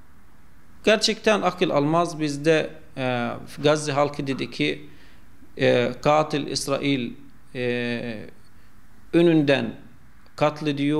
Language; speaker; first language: Turkish; non-native, fluent; Arabic